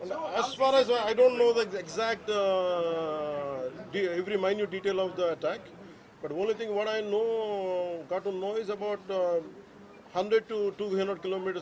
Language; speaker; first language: English; non-native, local second language; Telugu